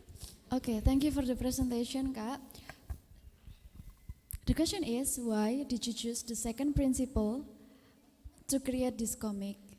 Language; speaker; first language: English; non-native, fluent; Indonesian